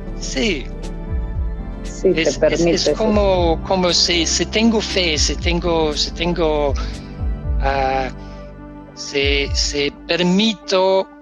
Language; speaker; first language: Spanish; non-native, learner; Danish